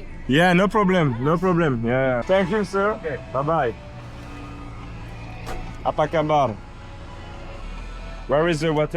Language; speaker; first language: English; non-native, learner; French